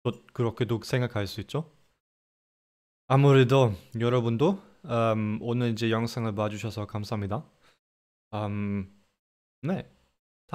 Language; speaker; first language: Korean; non-native, fluent; German